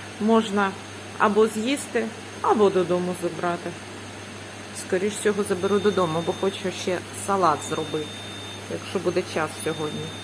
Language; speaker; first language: Ukrainian; native; Ukrainian